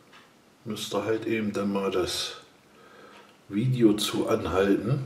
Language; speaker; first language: German; native; German